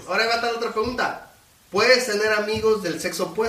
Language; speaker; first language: Spanish; early bilingual, heritage; Spanish